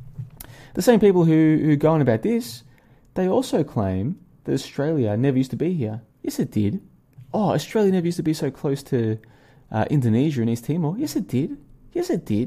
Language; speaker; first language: English; native; English